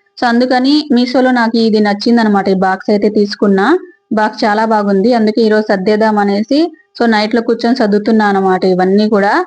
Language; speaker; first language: Telugu; native; Telugu